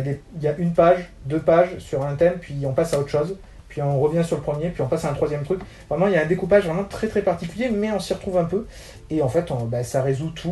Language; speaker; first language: French; native; French